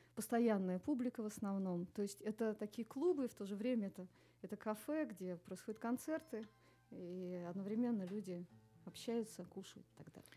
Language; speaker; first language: Russian; native; Russian